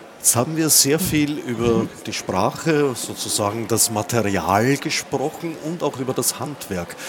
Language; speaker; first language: German; native; German